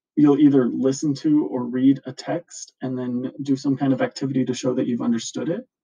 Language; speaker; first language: English; native; English